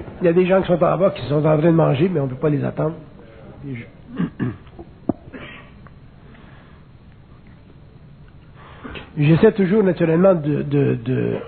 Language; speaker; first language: French; native; French